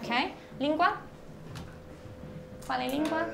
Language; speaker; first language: Italian; non-native, fluent; English